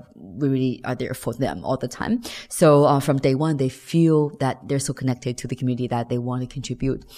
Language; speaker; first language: English; non-native, fluent; Chinese